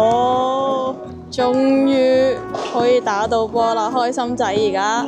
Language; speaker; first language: Cantonese; native; Cantonese